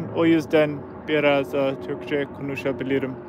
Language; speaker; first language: Turkish; non-native, learner; English